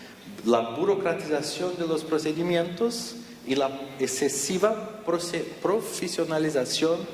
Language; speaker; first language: Spanish; non-native, fluent; Portuguese